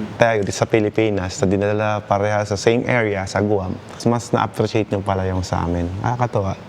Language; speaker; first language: Filipino; native; Filipino